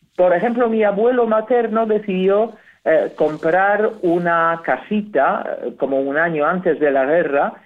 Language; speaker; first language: Spanish; non-native, fluent; Polish